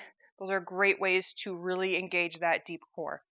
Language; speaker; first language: English; native; English